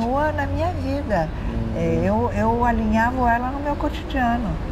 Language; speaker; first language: Portuguese; early bilingual, other home language; Italian